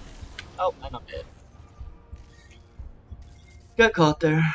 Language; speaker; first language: English; native; English